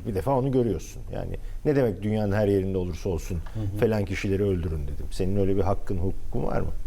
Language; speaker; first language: Turkish; native; Turkish